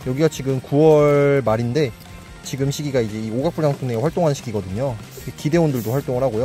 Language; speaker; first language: Korean; native; Korean